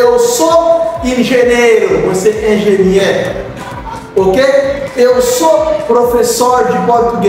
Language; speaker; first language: Portuguese; non-native, fluent; Haitian Creole